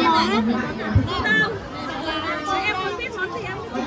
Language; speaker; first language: Vietnamese; non-native, local second language; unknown